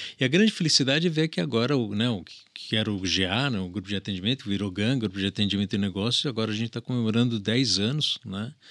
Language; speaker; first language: Portuguese; early bilingual, other home language; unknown